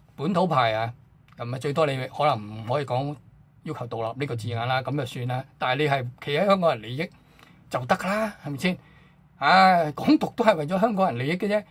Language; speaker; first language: Chinese; non-native, local second language; Cantonese